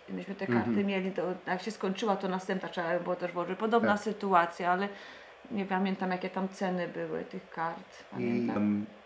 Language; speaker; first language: Polish; native; Polish